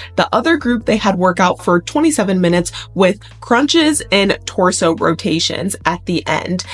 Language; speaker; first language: English; native; English